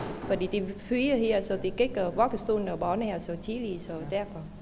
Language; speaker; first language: Danish; non-native, learner; Vietnamese